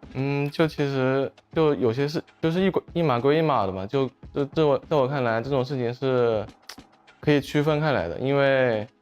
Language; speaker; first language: Chinese; native; Chinese